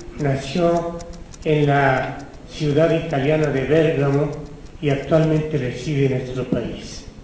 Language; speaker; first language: Spanish; native; Spanish